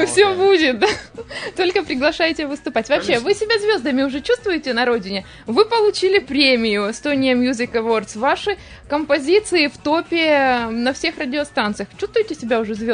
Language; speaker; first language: Russian; native; Russian